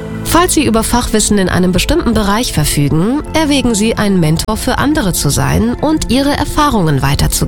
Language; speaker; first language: German; native; German